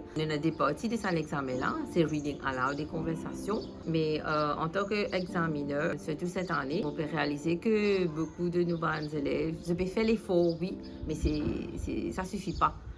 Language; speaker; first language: French; non-native, local second language; Morisyen